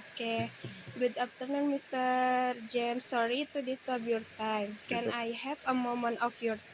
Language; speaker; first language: English; non-native, learner; Indonesian